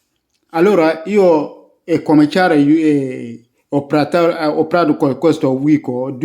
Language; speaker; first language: Italian; non-native, learner; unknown